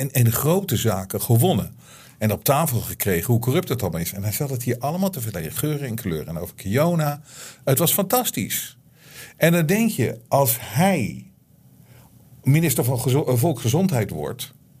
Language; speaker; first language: Dutch; native; Dutch